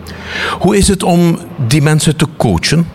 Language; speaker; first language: Dutch; native; Dutch